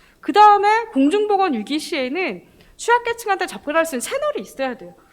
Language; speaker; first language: Korean; native; Korean